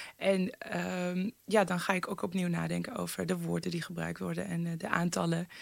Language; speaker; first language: Dutch; early bilingual, other home language; Persian